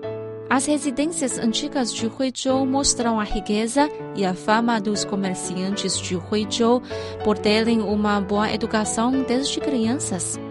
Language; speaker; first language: Portuguese; non-native, fluent; Chinese